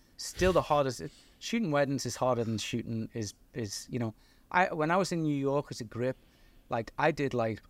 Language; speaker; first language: English; native; English